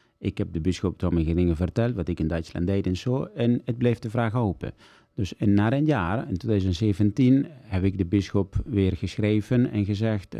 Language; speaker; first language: Dutch; non-native, fluent; Italian